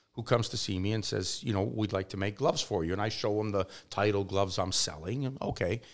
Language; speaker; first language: English; native; English